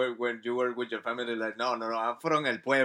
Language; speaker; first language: English; non-native, fluent; Spanish